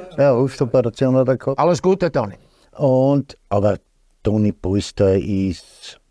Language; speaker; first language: German; native; German